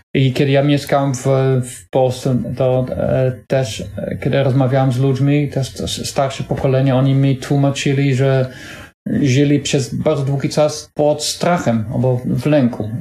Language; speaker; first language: Polish; non-native, learner; Dutch